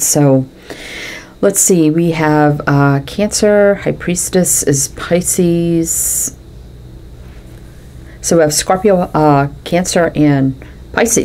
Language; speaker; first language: English; native; English